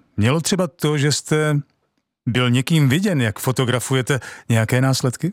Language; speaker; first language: Czech; native; Czech